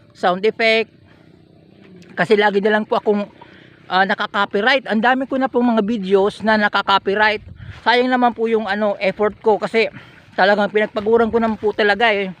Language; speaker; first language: Filipino; non-native, local second language; Bikol